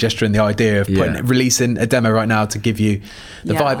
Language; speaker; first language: English; native; English